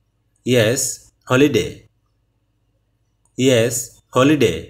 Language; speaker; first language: English; non-native, fluent; Bangla